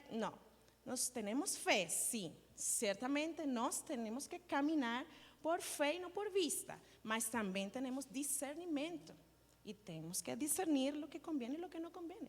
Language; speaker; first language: Portuguese; non-native, learner; Spanish